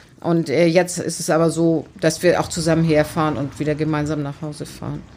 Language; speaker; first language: German; native; German